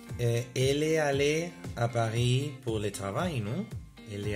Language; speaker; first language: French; non-native, learner; Spanish